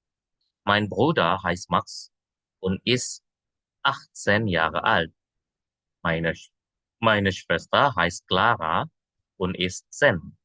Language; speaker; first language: German; non-native, fluent; Indonesian